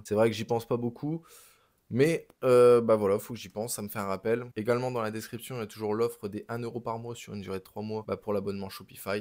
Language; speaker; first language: French; native; French